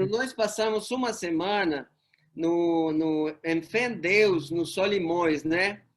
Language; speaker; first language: Portuguese; non-native, fluent; Spanish